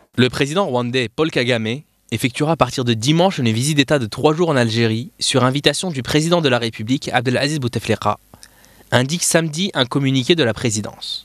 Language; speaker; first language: French; non-native, local second language; Arabic